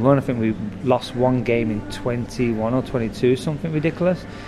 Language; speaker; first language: English; native; English